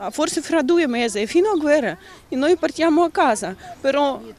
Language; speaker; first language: Italian; non-native, learner; Ukrainian